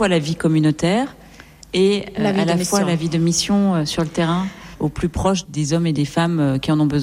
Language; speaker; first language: French; native; French